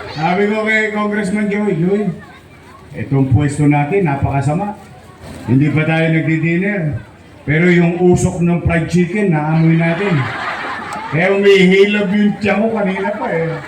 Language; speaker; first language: Filipino; native; Filipino